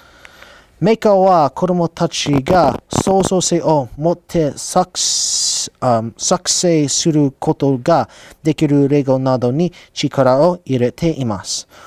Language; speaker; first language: Japanese; non-native, learner; English